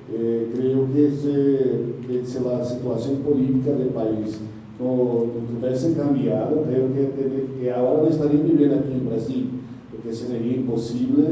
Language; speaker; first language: Spanish; non-native, learner; Portuguese